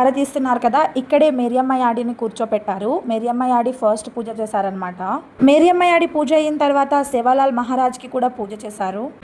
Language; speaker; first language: Telugu; non-native, local second language; Lambadi